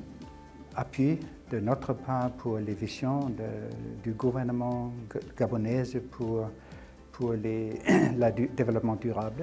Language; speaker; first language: French; non-native, fluent; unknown